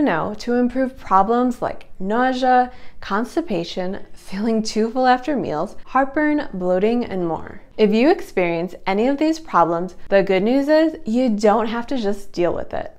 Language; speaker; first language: English; native; English